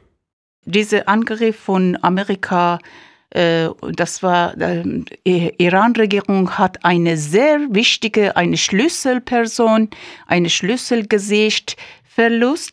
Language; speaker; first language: German; non-native, fluent; Persian